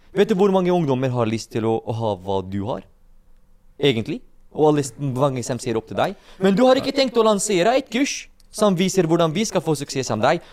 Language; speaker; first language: Norwegian; non-native, fluent; Arabic